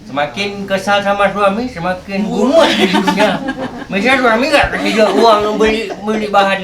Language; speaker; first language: Indonesian; native; Indonesian